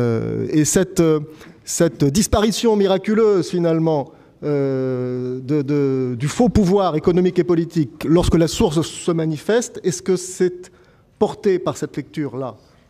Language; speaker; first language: French; native; French